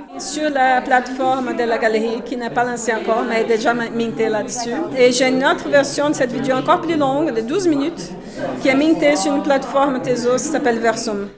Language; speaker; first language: French; non-native, fluent; Portuguese